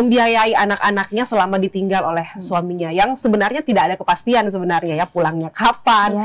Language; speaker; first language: Indonesian; native; Indonesian